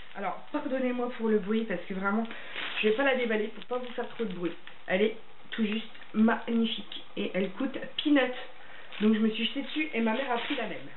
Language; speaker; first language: French; native; French